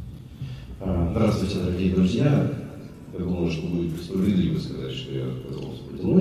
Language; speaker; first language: Russian; native; Russian